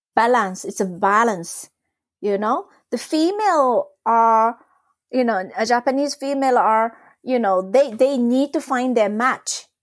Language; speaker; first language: English; non-native, fluent; Japanese